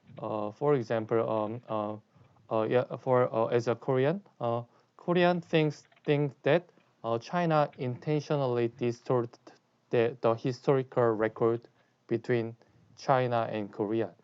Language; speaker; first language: English; non-native, learner; Korean